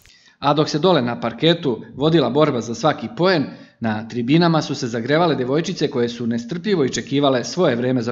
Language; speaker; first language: Serbian; native; Serbian